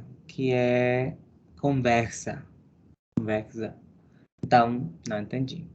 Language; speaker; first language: Portuguese; non-native, learner; Spanish